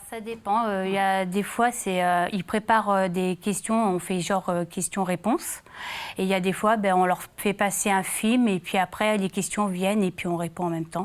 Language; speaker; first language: French; native; French